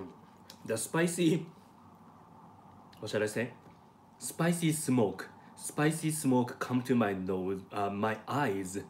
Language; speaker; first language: English; non-native, learner; Japanese